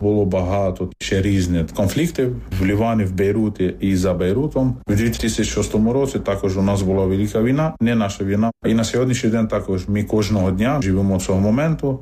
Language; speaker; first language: Ukrainian; non-native, fluent; Arabic